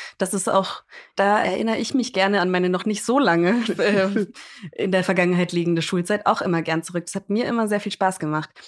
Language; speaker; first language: German; early bilingual, other home language; English